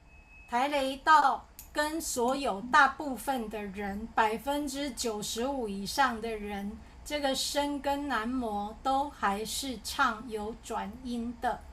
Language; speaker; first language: Chinese; native; Chinese